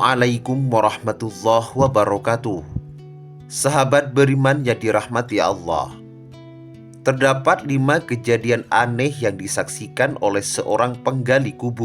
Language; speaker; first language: Indonesian; native; Indonesian